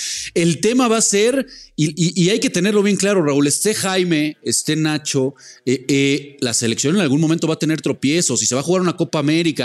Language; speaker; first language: Spanish; native; Spanish